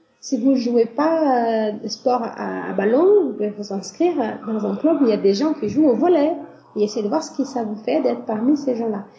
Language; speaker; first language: French; non-native, fluent; Portuguese